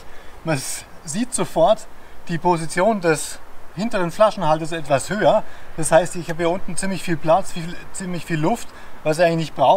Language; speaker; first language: German; native; German